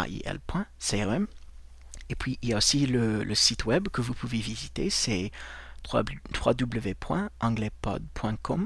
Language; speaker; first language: French; non-native, fluent; English